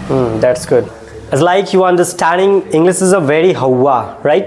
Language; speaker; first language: English; non-native, local second language; Hindi